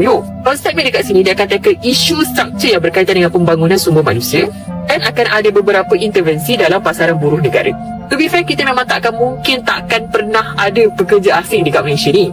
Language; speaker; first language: Malay; native; Malay